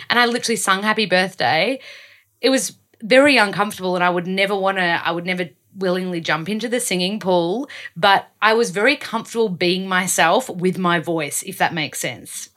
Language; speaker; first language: English; native; English